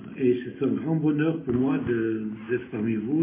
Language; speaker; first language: French; native; French